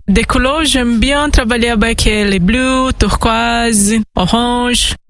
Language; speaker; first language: French; non-native, fluent; Portuguese